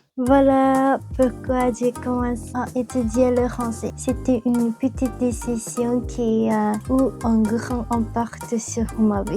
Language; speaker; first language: French; non-native, learner; Japanese